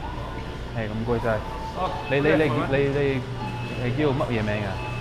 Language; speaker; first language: Chinese; non-native, learner; English